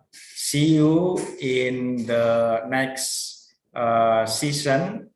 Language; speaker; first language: English; non-native, learner; Indonesian